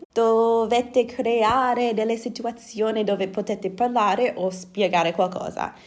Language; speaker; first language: Italian; non-native, fluent; English